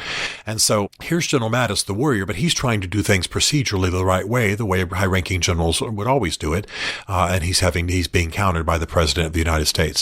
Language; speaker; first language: English; native; English